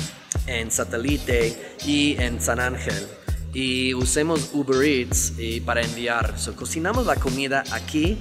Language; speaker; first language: Spanish; non-native, fluent; English